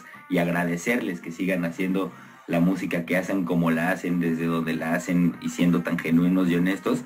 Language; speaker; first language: Spanish; native; Spanish